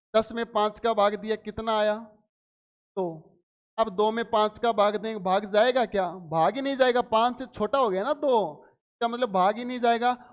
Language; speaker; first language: Hindi; native; Hindi